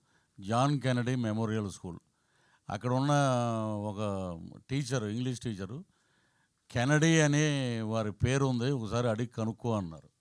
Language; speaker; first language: Telugu; native; Telugu